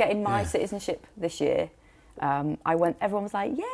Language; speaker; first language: English; native; English